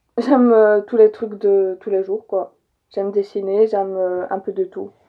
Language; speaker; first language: French; early bilingual, other home language; Polish